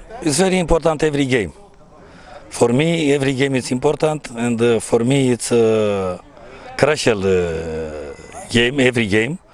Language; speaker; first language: English; non-native, learner; Romanian